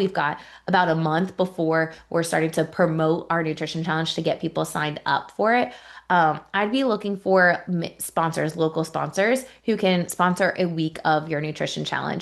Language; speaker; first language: English; native; English